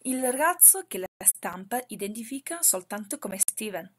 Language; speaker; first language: Italian; non-native, fluent; Chinese